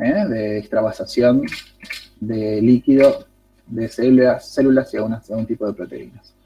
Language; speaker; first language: Spanish; native; Spanish